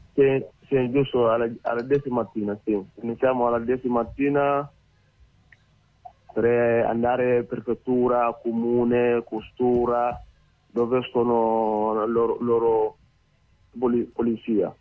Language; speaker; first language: Italian; non-native, learner; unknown